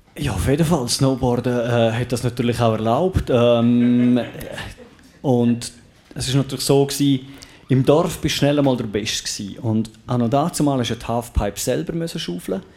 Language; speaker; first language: German; native; German